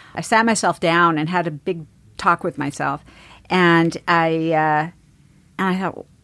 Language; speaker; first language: English; native; English